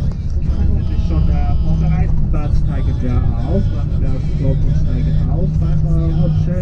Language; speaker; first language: German; non-native, fluent; Armenian